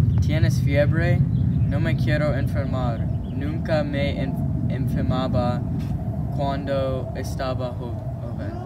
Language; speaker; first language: Spanish; non-native, learner; English